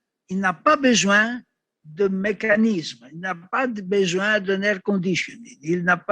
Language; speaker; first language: French; non-native, learner; Greek